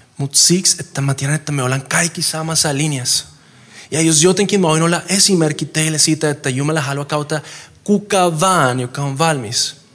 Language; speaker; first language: Finnish; non-native, fluent; Spanish